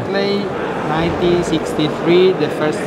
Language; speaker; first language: English; non-native, learner; Italian